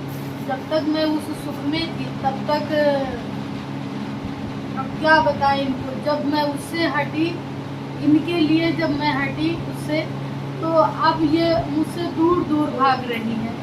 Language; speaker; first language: Hindi; native; Hindi